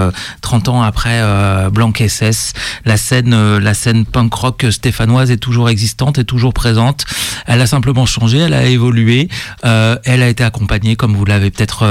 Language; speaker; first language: French; native; French